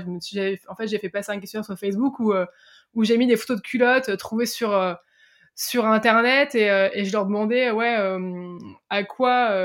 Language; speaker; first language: French; native; French